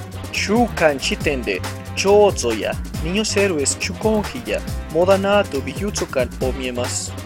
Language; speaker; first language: Japanese; non-native, learner; Spanish